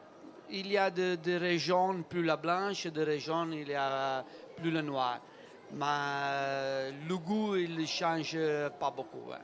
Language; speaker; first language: French; non-native, learner; Italian